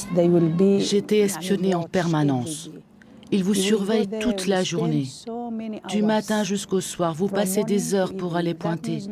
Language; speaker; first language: French; native; French